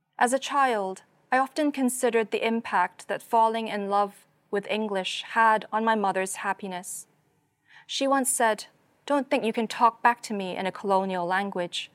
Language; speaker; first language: English; non-native, local second language; Cantonese